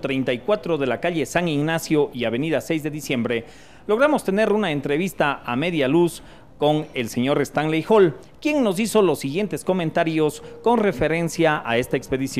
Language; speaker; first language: Spanish; native; Spanish